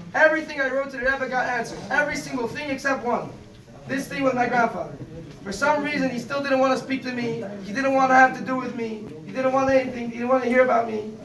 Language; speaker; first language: English; native; English